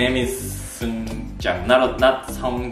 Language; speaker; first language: English; non-native, learner; Korean